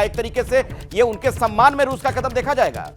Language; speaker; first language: Hindi; native; Hindi